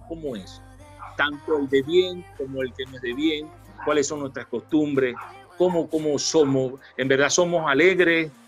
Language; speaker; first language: Spanish; native; Spanish